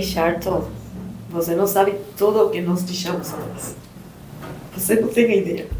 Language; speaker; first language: Portuguese; non-native, learner; Spanish